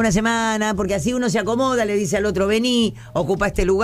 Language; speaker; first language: Spanish; native; Spanish